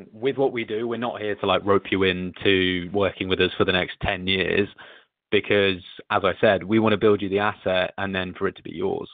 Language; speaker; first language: English; native; English